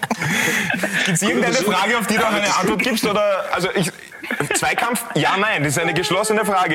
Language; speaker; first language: German; native; German